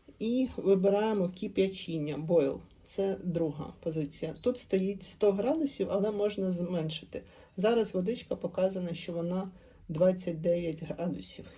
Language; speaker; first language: Ukrainian; native; Ukrainian